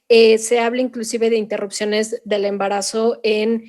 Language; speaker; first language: Spanish; native; Spanish